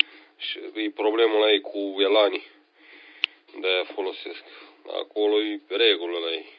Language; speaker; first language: Romanian; native; Romanian